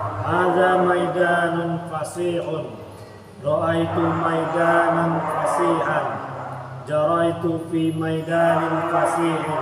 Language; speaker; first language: Arabic; non-native, learner; Indonesian